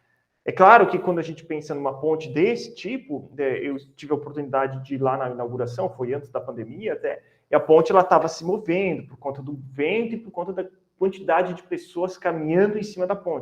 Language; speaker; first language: Portuguese; native; Portuguese